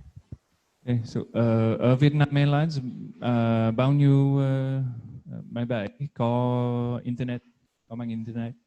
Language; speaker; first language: Vietnamese; non-native, learner; English